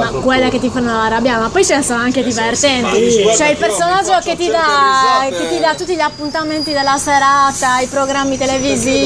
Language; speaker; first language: Italian; native; Italian